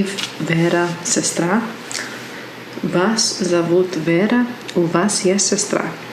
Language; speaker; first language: Russian; non-native, learner; English